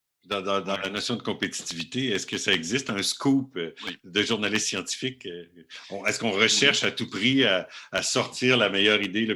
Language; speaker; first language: French; native; French